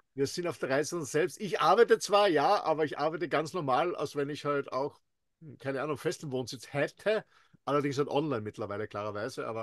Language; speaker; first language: German; native; German